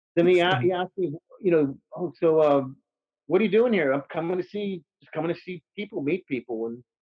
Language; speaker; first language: English; native; English